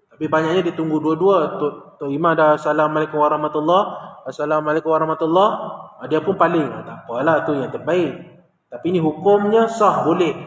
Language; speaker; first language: Malay; native; Malay